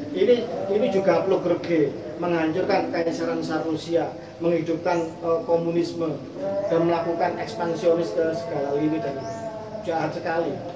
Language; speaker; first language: Indonesian; non-native, local second language; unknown